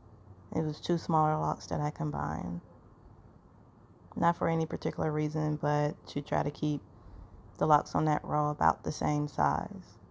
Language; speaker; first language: English; native; English